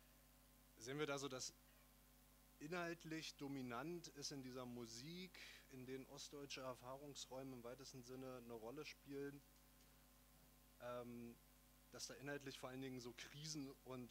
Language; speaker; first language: German; native; German